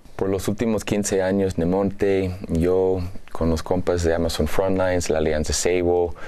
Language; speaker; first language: Spanish; non-native, fluent; English